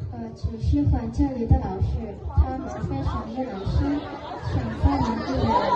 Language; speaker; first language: Chinese; non-native, learner; Indonesian